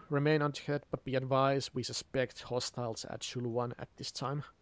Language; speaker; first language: English; non-native, fluent; Finnish